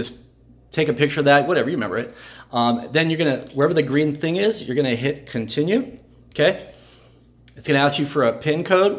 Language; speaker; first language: English; native; English